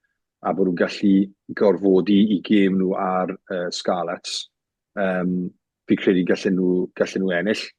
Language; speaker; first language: Welsh; native; Welsh